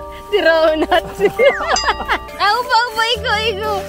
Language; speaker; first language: Korean; non-native, learner; Filipino